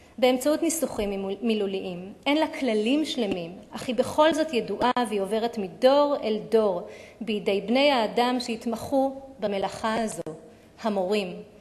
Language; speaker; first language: Hebrew; native; Hebrew